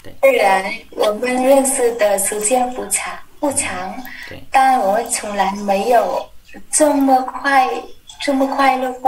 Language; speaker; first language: Chinese; non-native, learner; Vietnamese